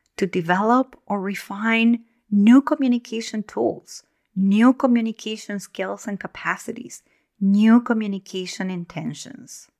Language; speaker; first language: English; non-native, fluent; Spanish